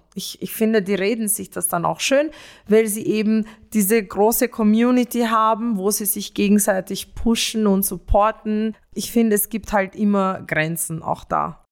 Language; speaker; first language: German; early bilingual, other home language; Romanian